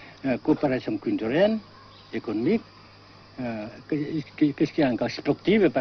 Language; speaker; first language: French; non-native, local second language; Vietnamese